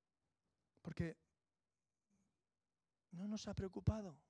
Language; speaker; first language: Spanish; native; Spanish